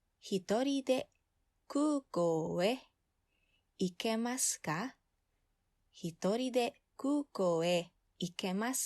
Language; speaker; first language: Japanese; non-native, fluent; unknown